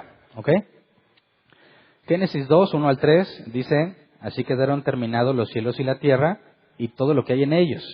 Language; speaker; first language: Spanish; native; Spanish